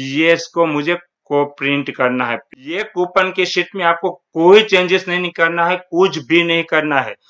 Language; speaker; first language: Hindi; non-native, local second language; Gujarati